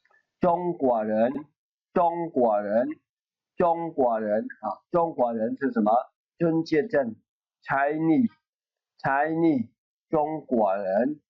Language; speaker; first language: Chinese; non-native, fluent; Khmer